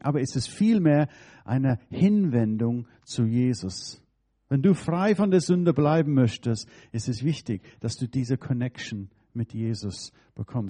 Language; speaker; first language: German; non-native, fluent; English